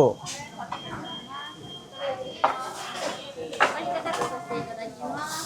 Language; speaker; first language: Japanese; native; Japanese